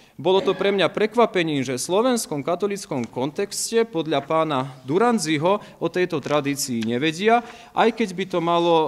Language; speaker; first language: Slovak; native; Slovak